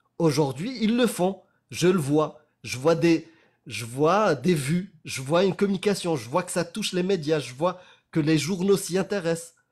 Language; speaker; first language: French; non-native, local second language; Arabic